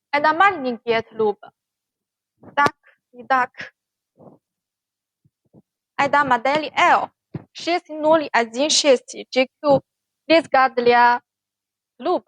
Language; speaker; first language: Russian; non-native, learner; Chinese